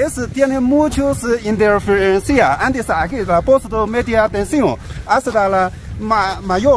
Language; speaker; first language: Spanish; non-native, learner; Chinese